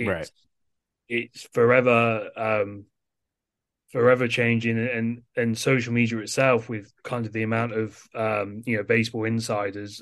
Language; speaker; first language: English; native; English